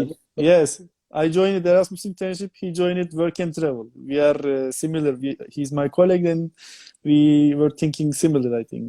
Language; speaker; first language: English; non-native, fluent; Turkish